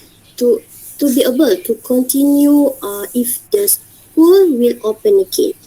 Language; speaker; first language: English; non-native, learner; Malay